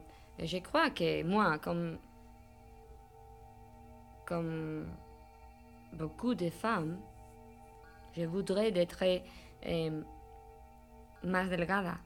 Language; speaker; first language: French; non-native, learner; Spanish